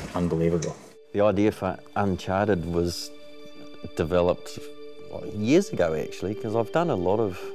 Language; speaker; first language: English; native; English